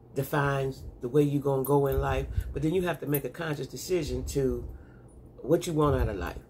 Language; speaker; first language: English; native; English